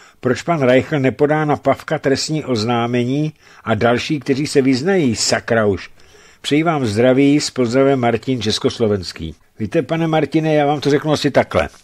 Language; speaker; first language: Czech; native; Czech